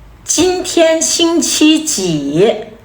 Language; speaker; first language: Chinese; non-native, fluent; Kazakh